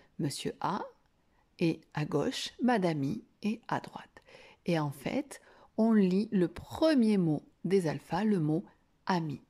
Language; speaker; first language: French; native; French